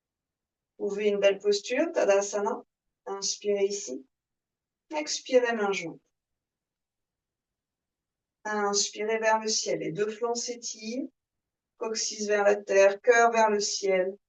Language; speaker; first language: French; native; French